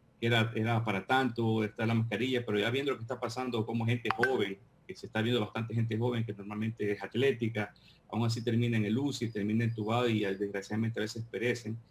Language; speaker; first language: Spanish; native; Spanish